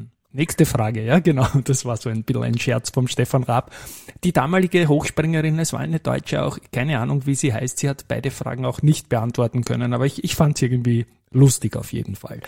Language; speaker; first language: German; native; German